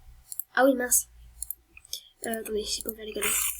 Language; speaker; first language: French; native; French